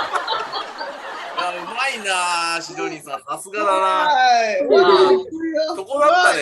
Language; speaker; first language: Japanese; native; Japanese